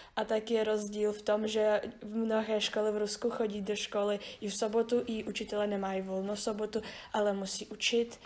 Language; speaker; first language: Czech; early bilingual, other home language; Russian